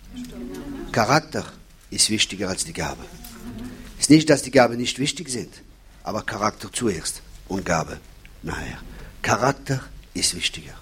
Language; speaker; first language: German; non-native, fluent; French